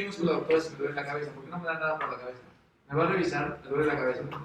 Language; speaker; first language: Spanish; native; Spanish